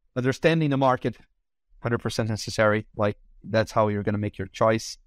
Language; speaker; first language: English; non-native, fluent; Portuguese